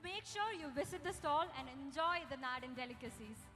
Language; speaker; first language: English; non-native, local second language; Malayalam